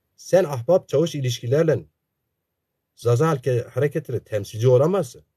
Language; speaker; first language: Turkish; non-native, local second language; Zaza